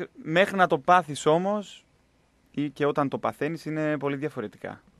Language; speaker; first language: Greek; native; Greek